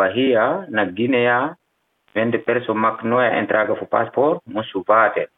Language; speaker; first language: German; non-native, learner; Fula